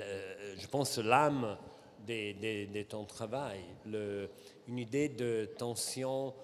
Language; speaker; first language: French; non-native, fluent; Italian